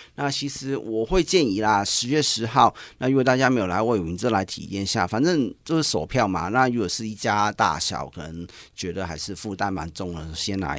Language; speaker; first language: Chinese; non-native, local second language; Cantonese